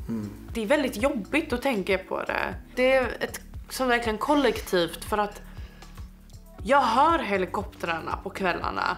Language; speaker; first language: Swedish; native; Swedish